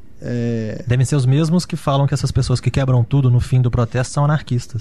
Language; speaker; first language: Portuguese; native; Portuguese